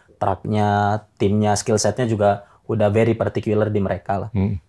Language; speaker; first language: Indonesian; native; Indonesian